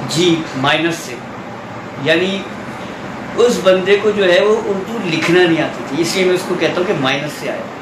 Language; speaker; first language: Urdu; native; Urdu